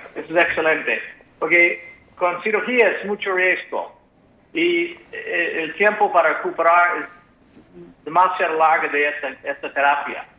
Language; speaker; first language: Spanish; non-native, fluent; English